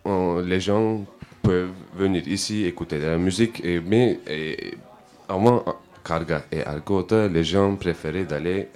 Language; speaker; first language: French; non-native, learner; Turkish